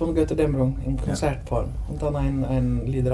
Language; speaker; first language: German; non-native, fluent; Norwegian